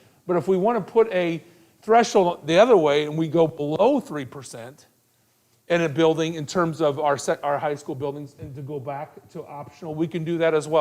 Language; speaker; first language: English; native; English